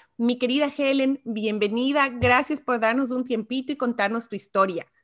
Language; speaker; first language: Spanish; native; Spanish